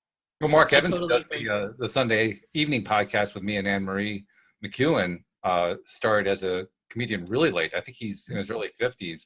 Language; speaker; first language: English; native; English